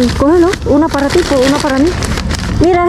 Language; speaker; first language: Spanish; non-native, learner; Filipino